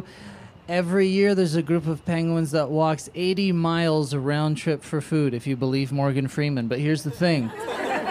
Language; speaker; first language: English; native; English